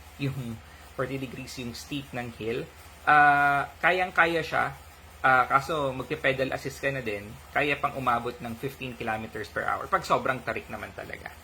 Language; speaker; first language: Filipino; non-native, local second language; Bikol